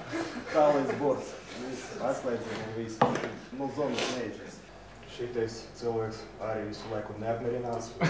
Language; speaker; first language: Latvian; non-native, local second language; Russian